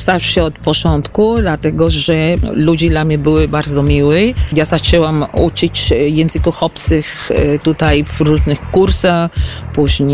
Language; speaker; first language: Polish; non-native, fluent; Spanish